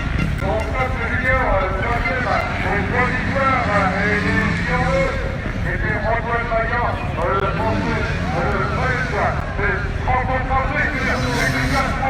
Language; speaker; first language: French; native; French